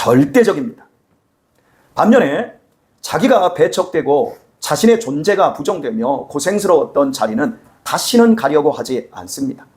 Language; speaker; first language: Korean; native; Korean